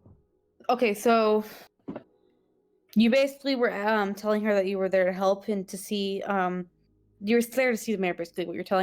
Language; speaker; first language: English; native; English